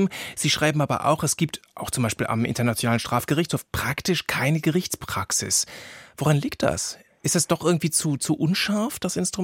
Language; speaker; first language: German; native; German